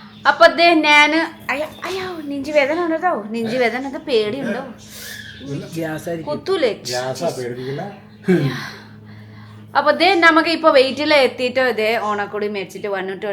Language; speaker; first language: Malayalam; non-native, learner; Nepali